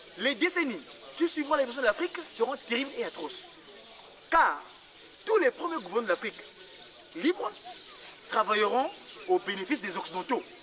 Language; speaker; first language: French; non-native, local second language; Kongo